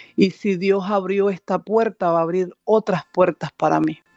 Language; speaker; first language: Spanish; native; Spanish